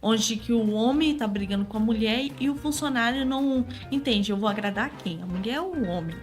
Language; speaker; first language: Portuguese; native; Portuguese